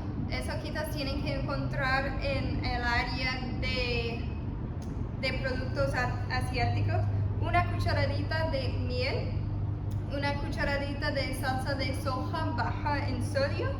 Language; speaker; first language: Spanish; early bilingual, heritage; Spanish